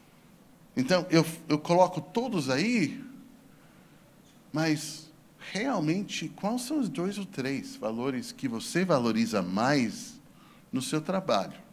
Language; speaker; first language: Portuguese; non-native, fluent; English